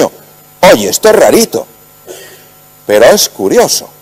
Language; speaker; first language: Spanish; native; Spanish